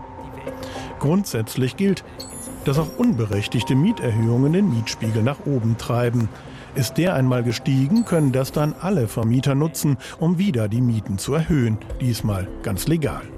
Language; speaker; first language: German; native; German